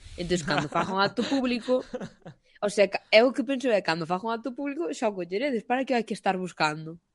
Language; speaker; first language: Galician; non-native, local second language; Spanish